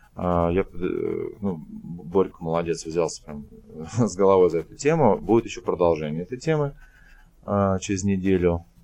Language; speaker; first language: Russian; native; Russian